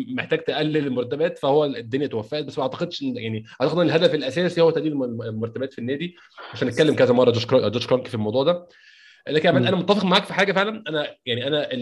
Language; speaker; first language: Arabic; native; Arabic